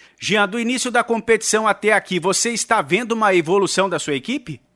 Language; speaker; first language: Portuguese; native; Portuguese